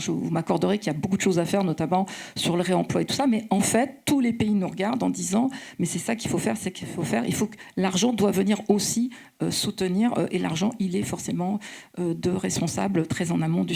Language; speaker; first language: French; native; French